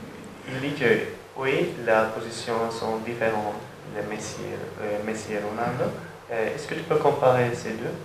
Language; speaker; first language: French; non-native, learner; Turkish